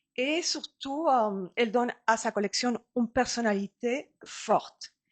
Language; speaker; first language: French; non-native, fluent; Spanish